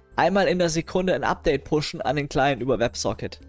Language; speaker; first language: German; native; German